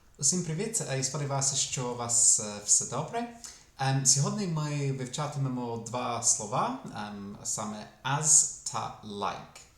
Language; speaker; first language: Ukrainian; non-native, fluent; English